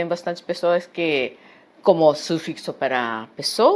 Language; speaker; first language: Portuguese; non-native, fluent; Japanese